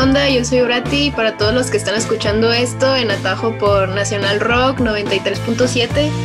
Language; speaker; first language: Spanish; native; Spanish